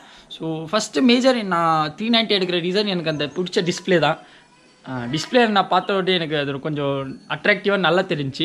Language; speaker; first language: Tamil; non-native, local second language; Hindi